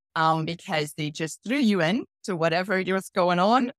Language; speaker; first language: English; native; English